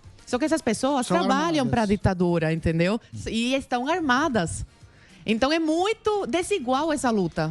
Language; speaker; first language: Portuguese; non-native, fluent; Spanish